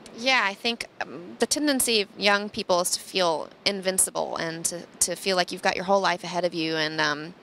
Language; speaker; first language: English; native; English